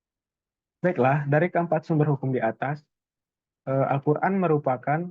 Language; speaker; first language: Indonesian; native; Indonesian